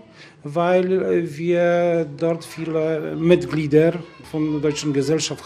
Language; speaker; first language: German; non-native, local second language; Polish